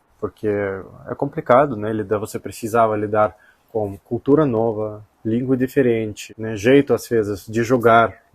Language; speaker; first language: Portuguese; non-native, fluent; Russian